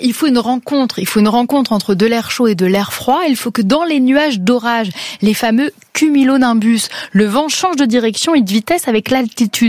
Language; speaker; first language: French; native; French